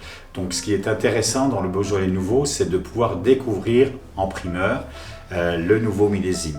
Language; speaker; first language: French; native; French